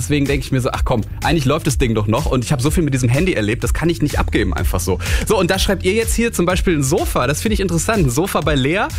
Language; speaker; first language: German; native; German